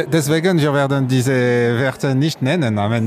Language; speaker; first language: German; non-native, learner; French